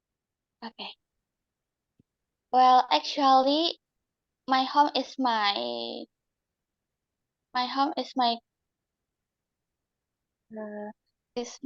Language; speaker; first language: English; non-native, learner; Indonesian